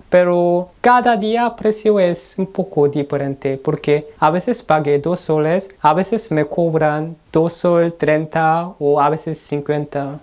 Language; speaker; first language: Spanish; non-native, learner; Korean